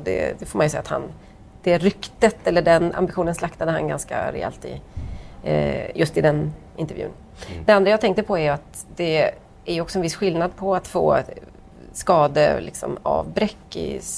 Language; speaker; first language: Swedish; native; Swedish